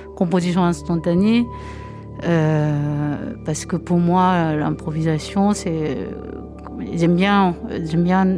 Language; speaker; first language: French; non-native, fluent; Japanese